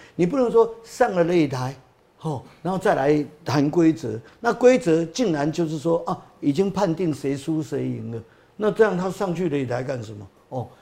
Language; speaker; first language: Chinese; native; Chinese